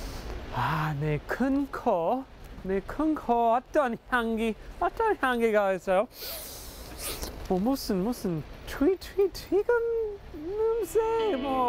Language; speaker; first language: Korean; non-native, fluent; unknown